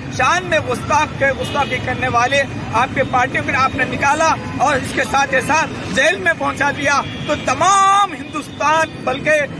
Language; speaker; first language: Hindi; non-native, local second language; Urdu